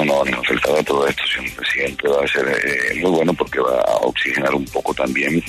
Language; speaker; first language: Spanish; native; Spanish